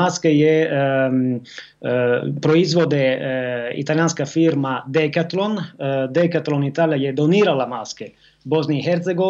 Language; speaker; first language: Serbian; non-native, fluent; Italian